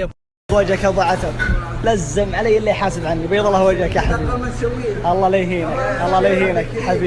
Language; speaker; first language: Arabic; native; Arabic